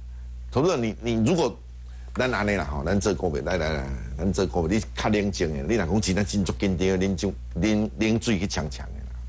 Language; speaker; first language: Chinese; native; Chinese